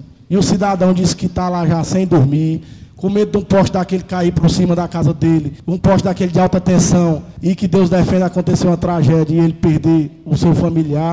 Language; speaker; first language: Portuguese; native; Portuguese